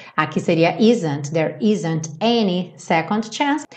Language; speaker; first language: English; non-native, fluent; Portuguese